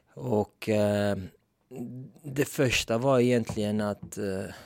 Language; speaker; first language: Swedish; early bilingual, other home language; Turkish